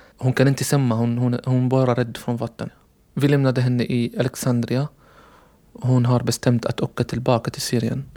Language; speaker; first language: Swedish; non-native, learner; Arabic